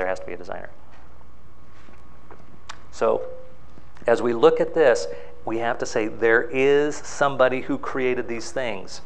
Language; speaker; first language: English; native; English